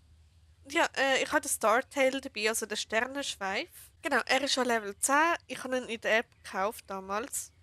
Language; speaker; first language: German; native; German